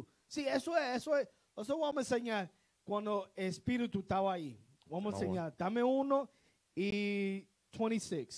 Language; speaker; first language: Spanish; non-native, learner; English